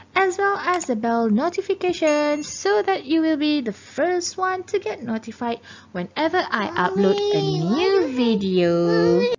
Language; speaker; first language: English; non-native, local second language; Malay